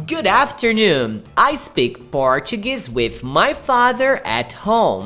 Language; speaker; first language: English; non-native, fluent; Portuguese